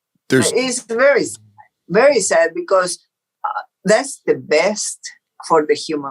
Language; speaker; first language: English; non-native, fluent; Portuguese